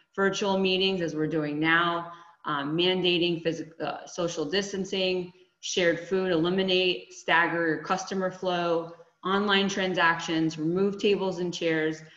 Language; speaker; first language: English; native; English